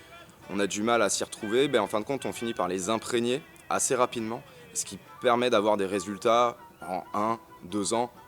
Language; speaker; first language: French; native; French